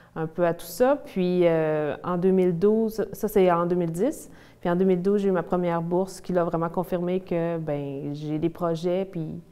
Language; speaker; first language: French; native; French